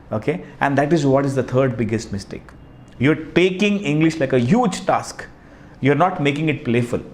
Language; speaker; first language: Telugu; non-native, local second language; Hindi